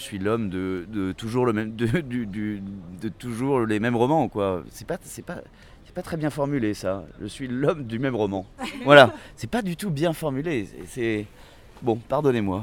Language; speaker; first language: French; native; French